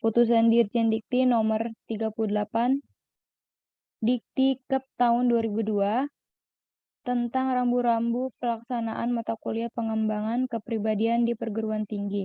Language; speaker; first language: Indonesian; native; Indonesian